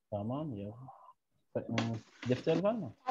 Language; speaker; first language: Turkish; non-native, learner; French